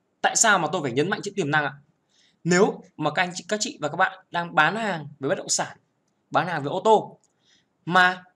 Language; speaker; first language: Vietnamese; native; Vietnamese